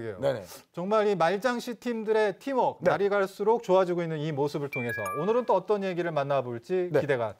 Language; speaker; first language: Korean; native; Korean